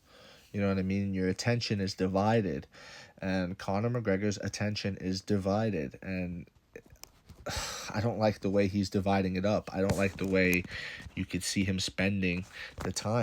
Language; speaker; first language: English; native; English